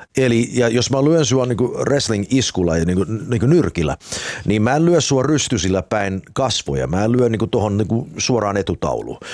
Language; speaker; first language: Finnish; early bilingual, heritage; Finnish